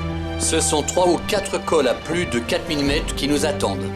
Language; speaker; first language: French; native; French